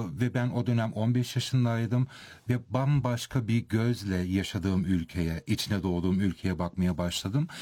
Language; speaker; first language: Turkish; early bilingual, heritage; Turkish